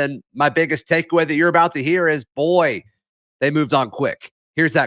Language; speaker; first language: English; native; English